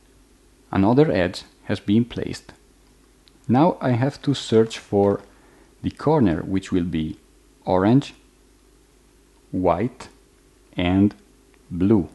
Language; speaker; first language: English; non-native, fluent; Italian